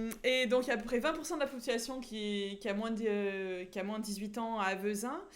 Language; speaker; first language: French; native; French